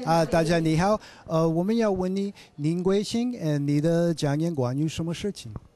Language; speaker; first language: Chinese; non-native, learner; English